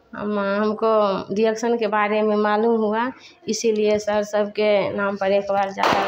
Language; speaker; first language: Hindi; native; Hindi